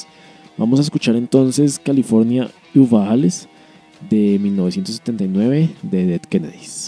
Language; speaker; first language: Spanish; native; Spanish